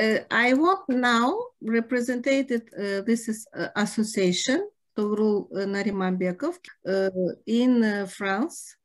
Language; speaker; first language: English; non-native, learner; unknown